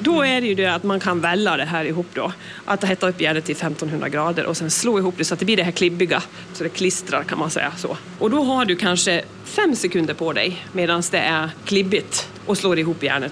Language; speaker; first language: Swedish; native; Swedish